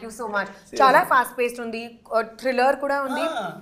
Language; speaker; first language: Telugu; non-native, learner; Hindi